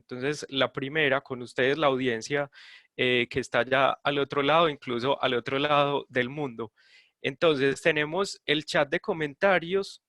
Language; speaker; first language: Spanish; native; Spanish